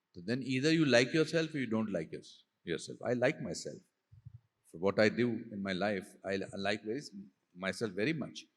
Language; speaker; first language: Hindi; native; Hindi